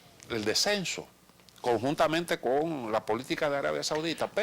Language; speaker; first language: Spanish; native; Spanish